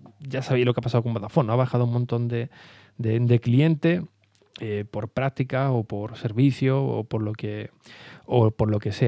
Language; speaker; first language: Spanish; native; Spanish